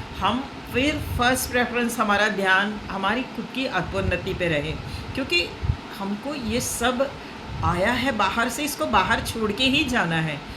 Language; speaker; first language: Hindi; non-native, local second language; Marathi